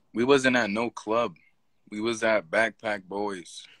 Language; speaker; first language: English; native; English